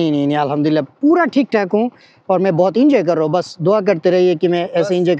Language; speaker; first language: Hindi; non-native, fluent; Bangla